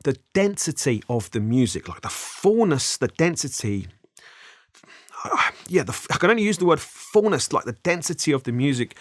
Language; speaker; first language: English; native; English